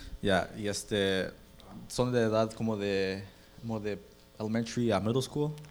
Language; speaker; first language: Spanish; early bilingual, heritage; Spanish